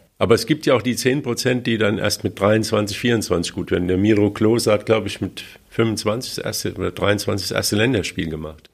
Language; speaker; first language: German; native; German